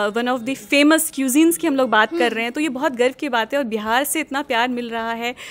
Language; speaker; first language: Hindi; native; Hindi